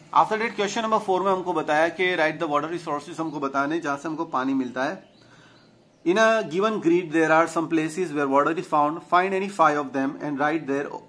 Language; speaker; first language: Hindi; non-native, local second language; Gujarati